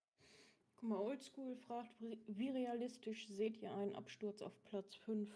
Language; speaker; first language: German; native; German